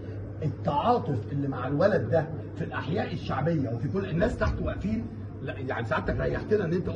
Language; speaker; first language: Arabic; native; Arabic